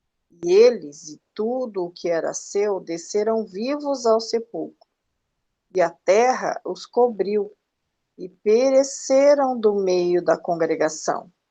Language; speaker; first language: Portuguese; native; Portuguese